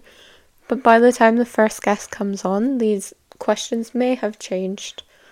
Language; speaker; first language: English; native; English